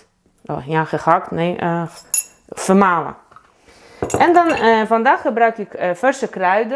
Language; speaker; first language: Dutch; non-native, fluent; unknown